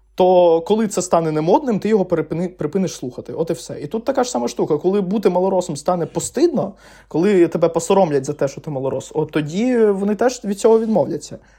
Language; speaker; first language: Ukrainian; non-native, local second language; Russian